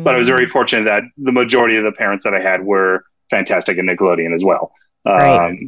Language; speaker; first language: English; native; English